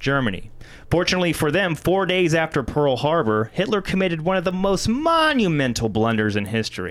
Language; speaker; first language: English; native; English